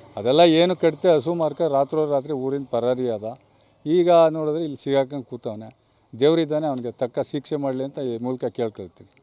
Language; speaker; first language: Kannada; native; Kannada